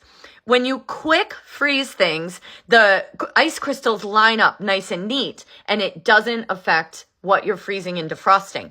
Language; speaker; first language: English; native; English